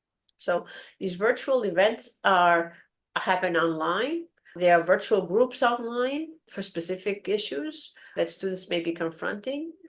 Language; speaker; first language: English; non-native, fluent; Greek